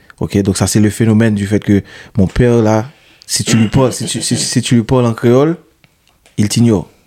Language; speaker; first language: French; non-native, local second language; Haitian Creole